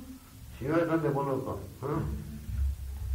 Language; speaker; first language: Russian; non-native, learner; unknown